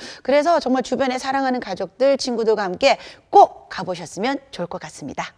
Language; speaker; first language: Korean; native; Korean